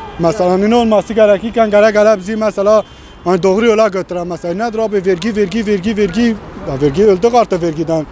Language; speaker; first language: Turkish; non-native, local second language; Kurdish